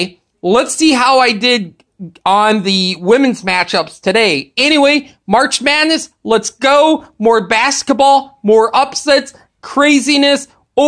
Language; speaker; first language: English; native; English